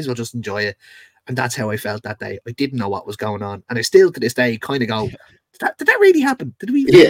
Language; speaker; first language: English; native; English